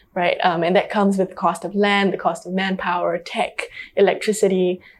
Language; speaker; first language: English; native; English